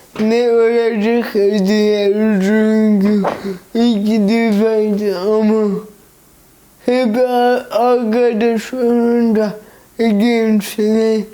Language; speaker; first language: Turkish; early bilingual, heritage; Turkish